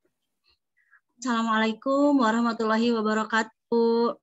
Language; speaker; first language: Indonesian; native; Indonesian